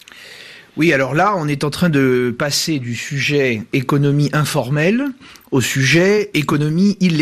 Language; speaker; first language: French; native; French